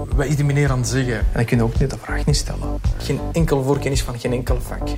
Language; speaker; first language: Dutch; early bilingual, other home language; Pashto